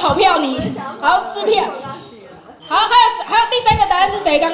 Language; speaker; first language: Chinese; native; Chinese